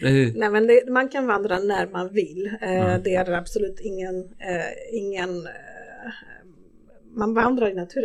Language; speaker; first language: Swedish; non-native, fluent; Spanish